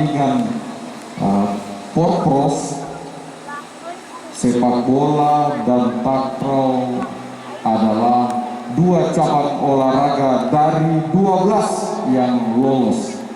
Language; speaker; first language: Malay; non-native, local second language; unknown